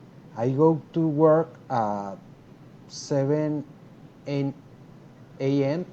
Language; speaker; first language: English; non-native, learner; Spanish